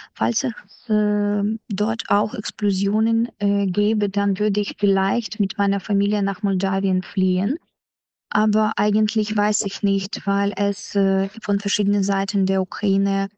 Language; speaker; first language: German; non-native, learner; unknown